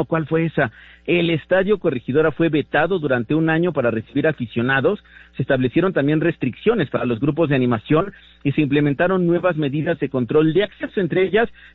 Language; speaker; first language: Spanish; native; Spanish